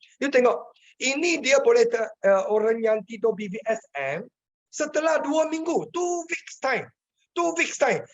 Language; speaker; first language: Malay; non-native, local second language; Chinese